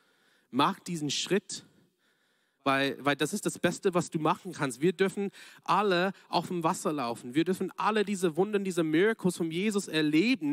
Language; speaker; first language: German; non-native, fluent; English